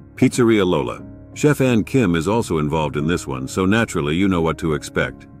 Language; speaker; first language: English; native; English